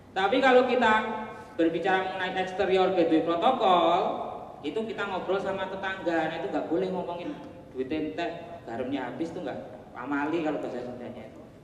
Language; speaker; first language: Indonesian; non-native, local second language; Javanese